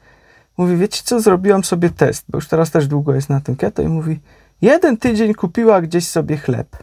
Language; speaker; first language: Polish; native; Polish